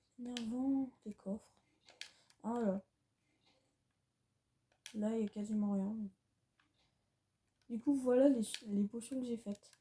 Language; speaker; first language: French; native; French